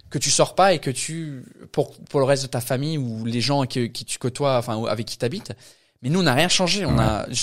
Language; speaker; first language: French; non-native, fluent; English